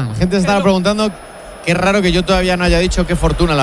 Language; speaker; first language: Spanish; native; Spanish